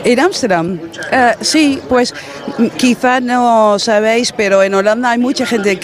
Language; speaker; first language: Spanish; non-native, fluent; Dutch